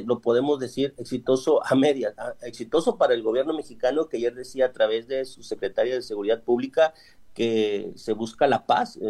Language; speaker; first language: Spanish; native; Spanish